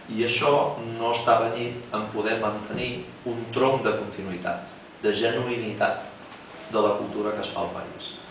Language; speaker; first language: Catalan; native; Catalan